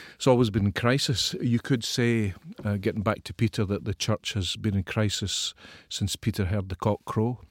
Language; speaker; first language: English; native; English